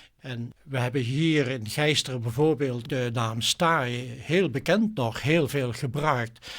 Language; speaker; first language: Dutch; native; Dutch